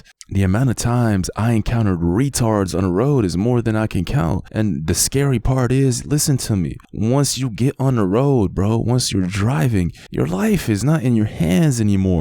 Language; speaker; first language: English; native; English